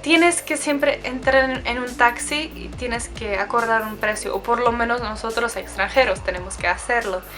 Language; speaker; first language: Spanish; non-native, fluent; Czech